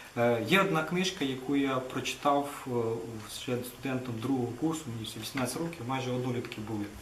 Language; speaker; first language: Ukrainian; native; Ukrainian